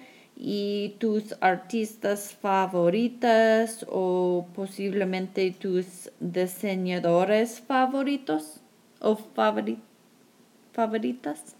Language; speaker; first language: Spanish; non-native, fluent; English